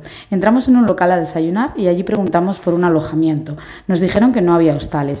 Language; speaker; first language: Spanish; native; Spanish